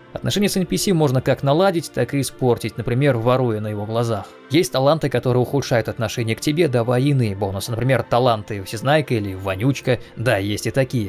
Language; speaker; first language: Russian; native; Russian